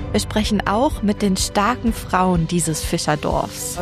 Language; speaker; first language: German; native; German